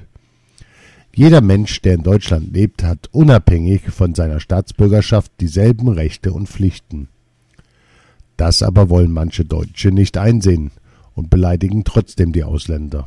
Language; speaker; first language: German; early bilingual, other home language; Arabic